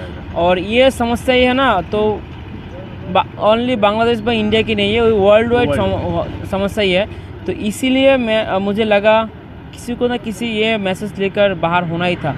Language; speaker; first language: Hindi; non-native, learner; Bangla